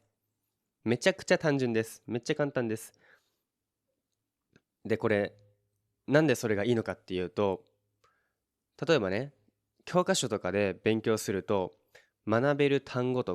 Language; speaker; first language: Japanese; native; Japanese